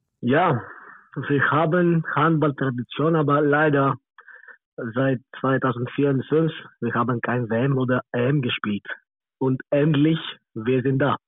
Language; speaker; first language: German; non-native, learner; Greek